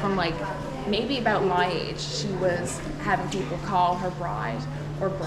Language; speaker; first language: English; native; English